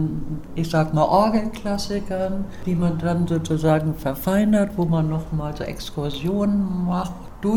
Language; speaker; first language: German; native; German